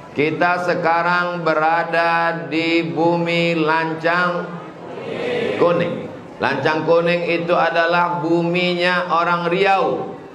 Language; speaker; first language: Indonesian; native; Indonesian